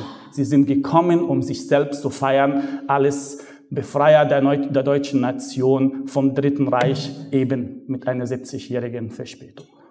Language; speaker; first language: German; non-native, fluent; Arabic